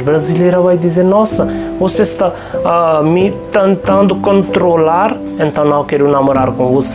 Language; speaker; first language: Portuguese; non-native, local second language; Hindi